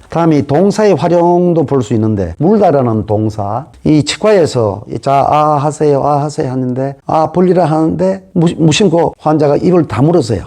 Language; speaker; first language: Korean; native; Korean